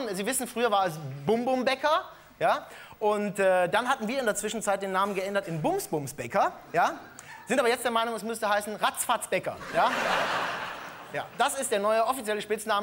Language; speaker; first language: German; native; German